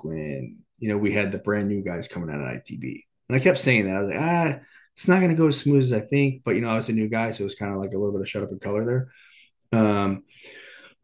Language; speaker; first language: English; native; English